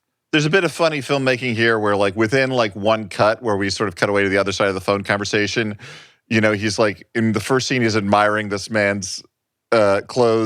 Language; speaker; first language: English; native; English